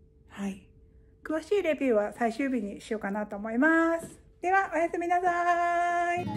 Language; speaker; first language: Japanese; native; Japanese